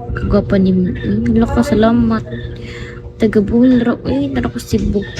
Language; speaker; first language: Filipino; non-native, local second language; Cebuano